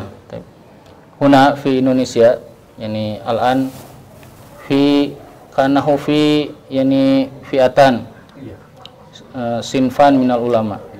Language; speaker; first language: Arabic; non-native, learner; Indonesian